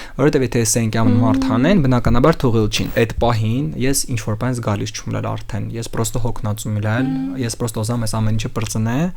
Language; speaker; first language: Armenian; native; Armenian